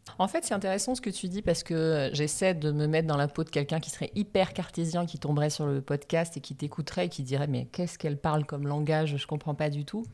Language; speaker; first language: French; native; French